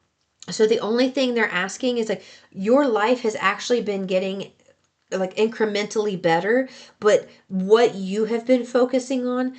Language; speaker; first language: English; native; English